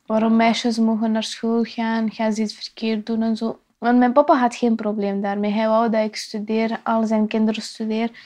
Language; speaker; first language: Dutch; non-native, fluent; Persian